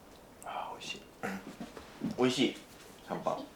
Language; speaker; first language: Japanese; native; Japanese